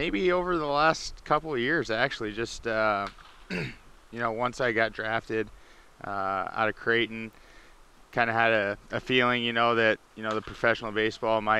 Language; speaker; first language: English; native; English